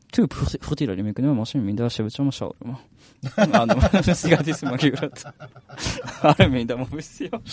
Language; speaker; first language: Georgian; non-native, learner; Japanese